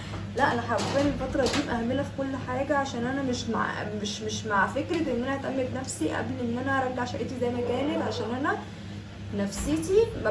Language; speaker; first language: Arabic; native; Arabic